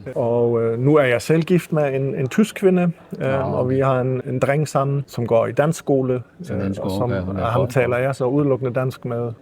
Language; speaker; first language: Danish; early bilingual, heritage; Danish